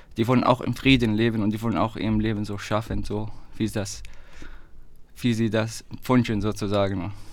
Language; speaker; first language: German; non-native, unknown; Arabic